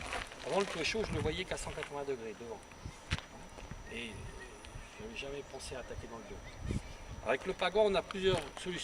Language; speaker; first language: French; native; French